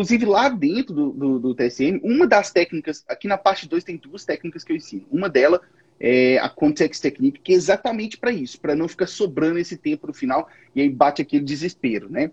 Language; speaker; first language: Portuguese; native; Portuguese